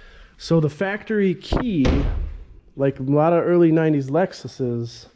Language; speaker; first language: English; native; English